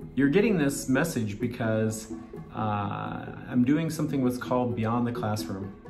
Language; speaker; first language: English; native; English